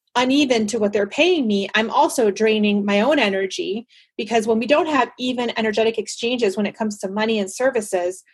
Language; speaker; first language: English; early bilingual, other home language; Spanish